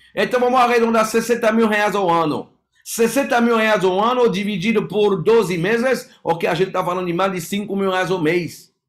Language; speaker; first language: Portuguese; non-native, fluent; French